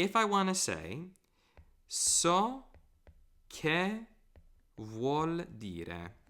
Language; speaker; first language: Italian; non-native, fluent; English